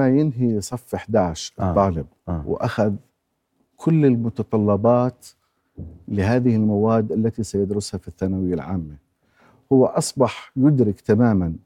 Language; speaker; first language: Arabic; native; Arabic